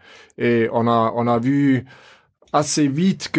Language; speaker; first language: French; non-native, fluent; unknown